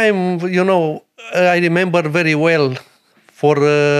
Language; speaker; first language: English; non-native, learner; Romanian